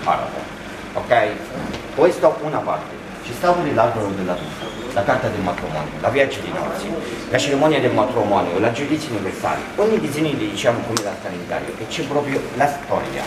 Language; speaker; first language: Italian; non-native, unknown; Arabic